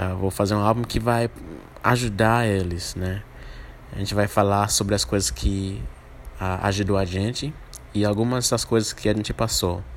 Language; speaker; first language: Portuguese; non-native, fluent; English